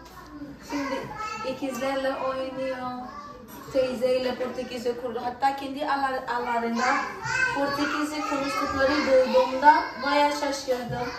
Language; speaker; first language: Turkish; non-native, fluent; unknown